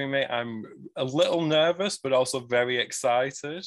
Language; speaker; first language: English; native; English